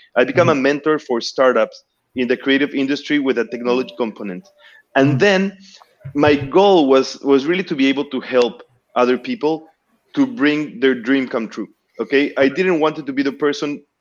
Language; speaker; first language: English; non-native, fluent; Spanish